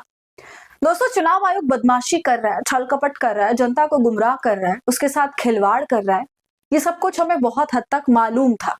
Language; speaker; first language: Hindi; native; Hindi